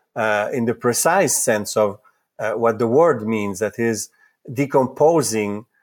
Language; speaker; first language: English; non-native, fluent; Italian